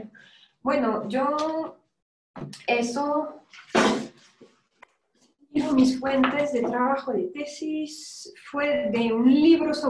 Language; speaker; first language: Spanish; non-native, fluent; French